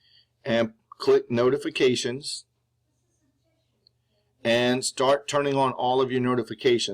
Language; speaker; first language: English; native; English